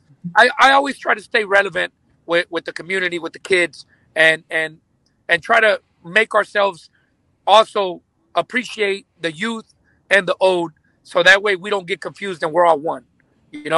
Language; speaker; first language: English; early bilingual, other home language; Spanish